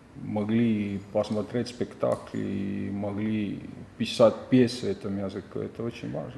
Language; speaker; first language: Russian; non-native, fluent; Estonian